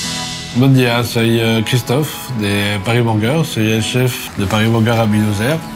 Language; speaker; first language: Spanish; non-native, learner; French